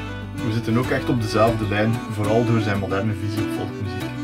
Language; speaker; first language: Dutch; native; Dutch